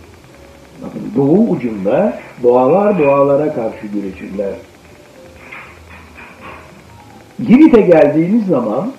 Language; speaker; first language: Turkish; native; Turkish